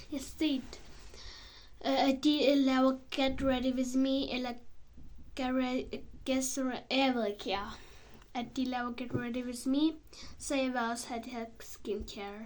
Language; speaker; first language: Danish; early bilingual, other home language; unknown